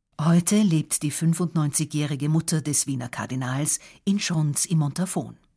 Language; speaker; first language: German; native; German